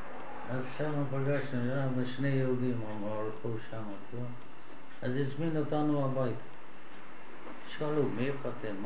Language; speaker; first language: Hebrew; non-native, fluent; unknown